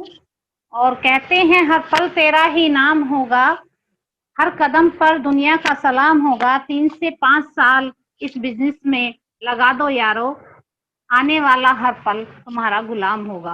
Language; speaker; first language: Hindi; native; Hindi